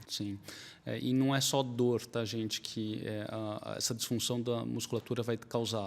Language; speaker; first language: Portuguese; native; Portuguese